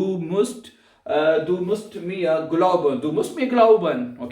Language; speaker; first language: German; non-native, learner; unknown